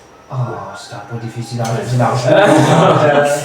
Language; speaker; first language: French; non-native, learner; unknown